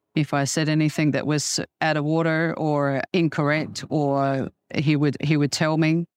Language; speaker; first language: English; native; English